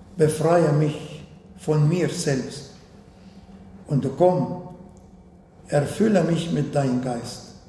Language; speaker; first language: German; non-native, fluent; Arabic